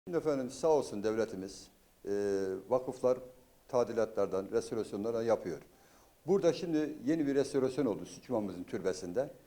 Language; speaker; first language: Turkish; native; Turkish